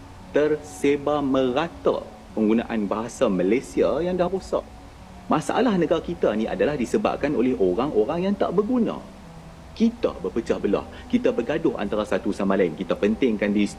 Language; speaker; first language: Malay; native; Malay